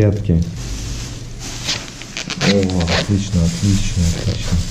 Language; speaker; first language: Russian; native; Russian